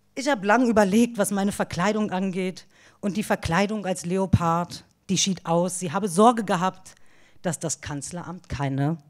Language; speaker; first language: German; native; German